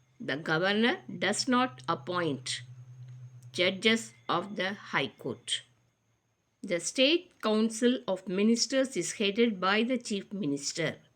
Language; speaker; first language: English; non-native, local second language; Tamil